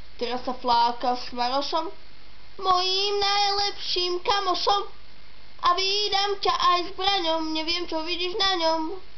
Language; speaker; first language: Slovak; non-native, learner; Russian